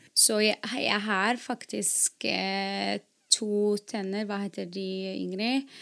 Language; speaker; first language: Norwegian; non-native, fluent; Arabic